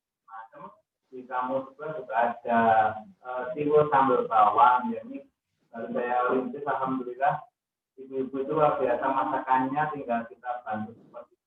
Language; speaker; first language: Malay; non-native, local second language; Javanese